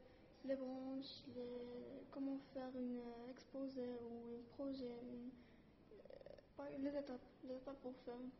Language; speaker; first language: French; non-native, learner; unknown